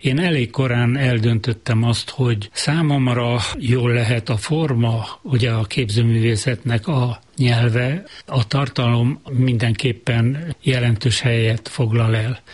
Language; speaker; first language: Hungarian; native; Hungarian